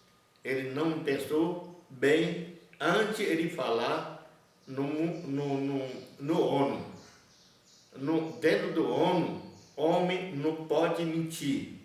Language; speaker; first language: Portuguese; non-native, local second language; Yanomámi